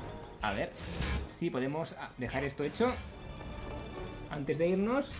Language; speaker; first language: Spanish; native; Spanish